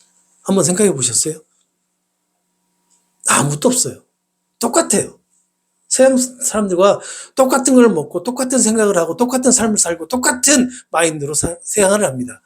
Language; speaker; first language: Korean; native; Korean